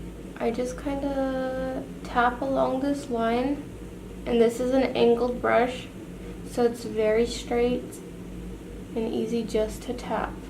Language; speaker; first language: English; native; English